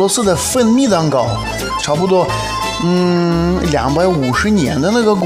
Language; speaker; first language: Chinese; non-native, learner; Russian